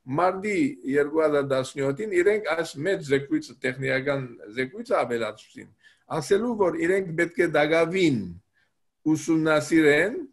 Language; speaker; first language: Armenian; native; Armenian